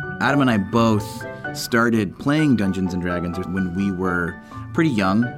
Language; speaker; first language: English; native; English